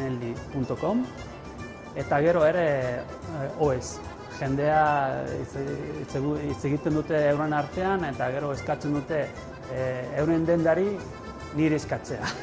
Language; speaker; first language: Basque; non-native, learner; Italian